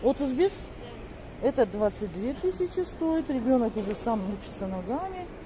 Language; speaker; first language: Russian; non-native, local second language; Kazakh